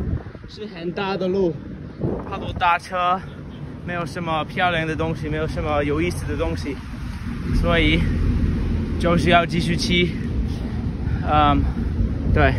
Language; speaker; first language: Chinese; non-native, learner; English